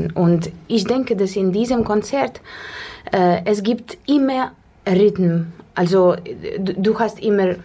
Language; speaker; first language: German; non-native, learner; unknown